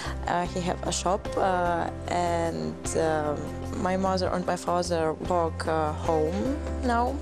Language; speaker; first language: English; non-native, learner; German